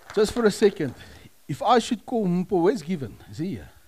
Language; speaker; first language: English; non-native, local second language; Afrikaans